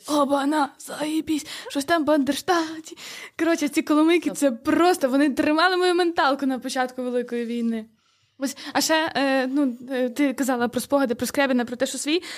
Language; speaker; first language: Ukrainian; native; Ukrainian